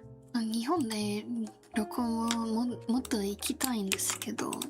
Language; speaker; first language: Japanese; non-native, learner; Korean